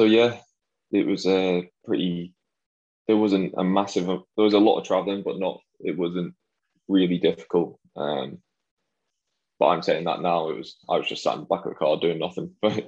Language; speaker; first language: English; native; English